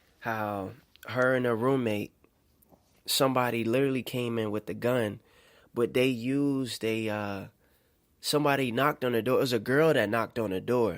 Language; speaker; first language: English; native; English